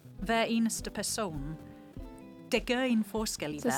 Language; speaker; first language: Danish; non-native, fluent; English